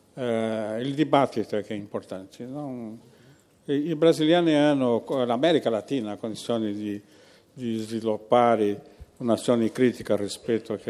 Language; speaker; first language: Italian; non-native, fluent; Portuguese